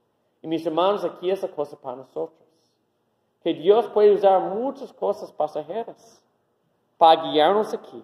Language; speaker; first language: Spanish; non-native, fluent; English